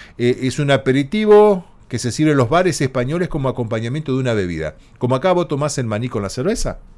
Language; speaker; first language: Spanish; native; Spanish